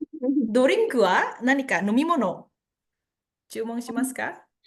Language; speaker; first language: Japanese; non-native, fluent; Indonesian